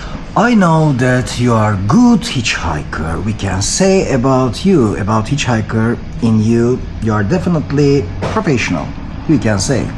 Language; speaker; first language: English; non-native, learner; Turkish